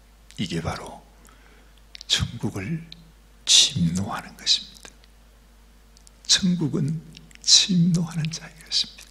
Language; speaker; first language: Korean; native; Korean